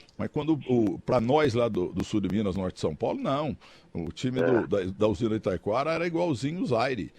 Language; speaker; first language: Portuguese; native; Portuguese